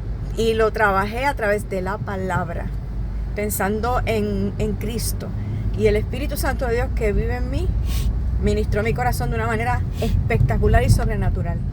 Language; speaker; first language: Spanish; native; Spanish